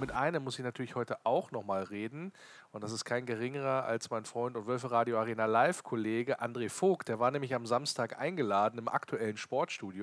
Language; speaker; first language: German; native; German